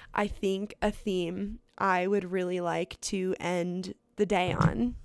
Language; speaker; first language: English; native; English